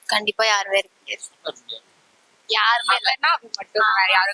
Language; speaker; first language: Tamil; native; Tamil